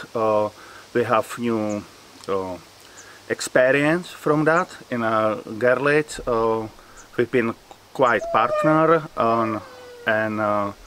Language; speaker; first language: English; non-native, learner; Czech